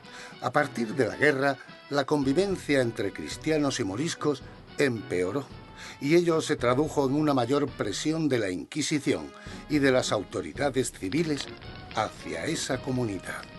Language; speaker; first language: Spanish; native; Spanish